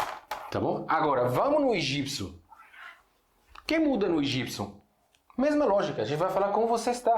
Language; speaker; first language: Portuguese; non-native, fluent; Arabic